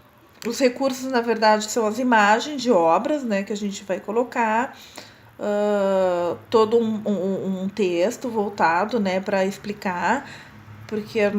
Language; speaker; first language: Portuguese; native; Portuguese